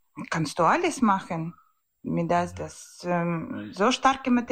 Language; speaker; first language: German; non-native, learner; Ukrainian